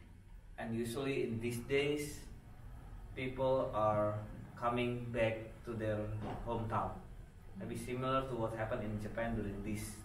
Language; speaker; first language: English; non-native, fluent; Indonesian